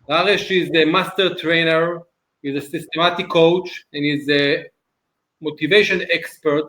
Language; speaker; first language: English; non-native, fluent; Hebrew